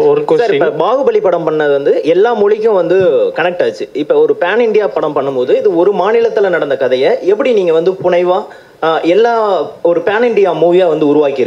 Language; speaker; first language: Tamil; native; Tamil